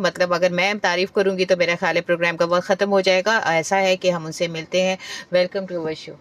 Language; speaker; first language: Urdu; native; Urdu